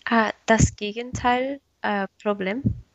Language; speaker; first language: German; non-native, learner; Spanish